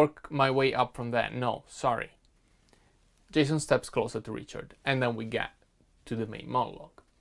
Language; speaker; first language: English; non-native, fluent; Italian